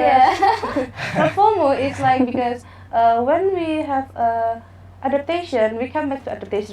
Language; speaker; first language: English; non-native, learner; Indonesian